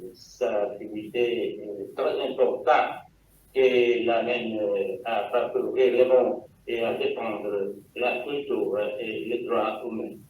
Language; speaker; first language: French; non-native, learner; Italian